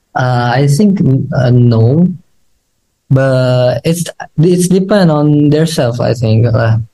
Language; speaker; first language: English; non-native, learner; Indonesian